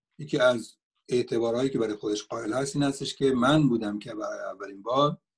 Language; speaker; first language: Persian; native; Persian